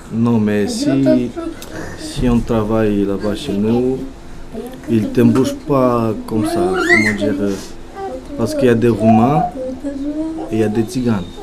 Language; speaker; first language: French; non-native, learner; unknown